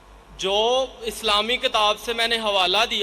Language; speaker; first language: Hindi; non-native, local second language; Punjabi